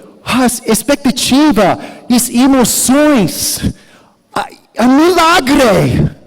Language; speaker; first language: Portuguese; non-native, learner; English